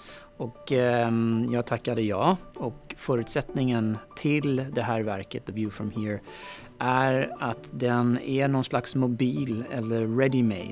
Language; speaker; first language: Swedish; non-native, fluent; English